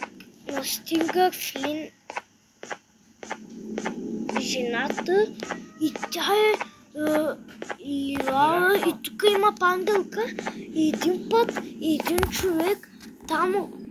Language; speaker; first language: Bulgarian; non-native, local second language; Turkish